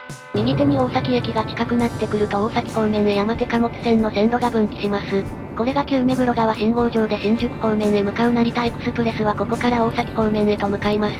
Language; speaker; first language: Japanese; native; Japanese